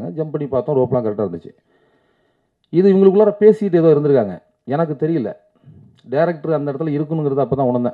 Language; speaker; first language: Tamil; native; Tamil